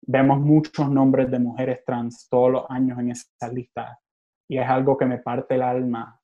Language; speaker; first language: Spanish; early bilingual, other home language; English